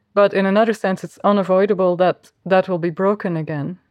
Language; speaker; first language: English; non-native, fluent; Dutch